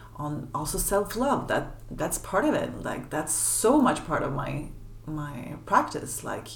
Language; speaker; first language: English; non-native, fluent; Swedish